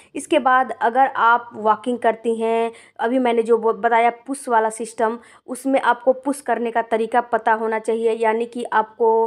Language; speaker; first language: Hindi; native; Hindi